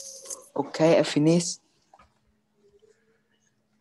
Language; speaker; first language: English; non-native, learner; Vietnamese